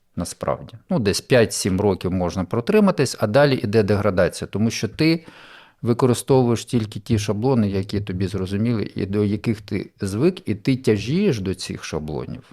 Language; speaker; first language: Ukrainian; native; Ukrainian